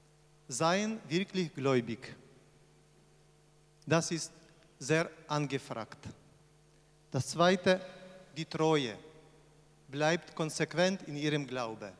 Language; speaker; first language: German; non-native, fluent; Ukrainian